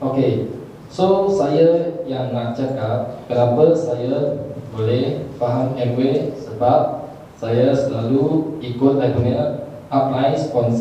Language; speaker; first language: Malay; non-native, local second language; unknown